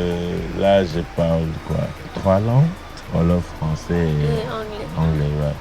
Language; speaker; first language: French; non-native, local second language; Wolof